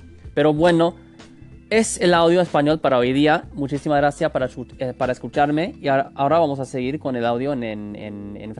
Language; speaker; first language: Spanish; non-native, fluent; English